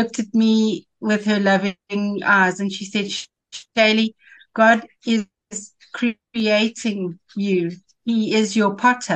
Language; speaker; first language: English; native; English